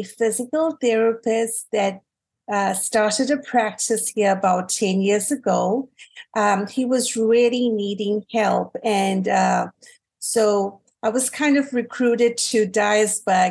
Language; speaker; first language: English; native; English